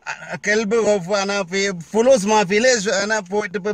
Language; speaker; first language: Arabic; non-native, learner; Malayalam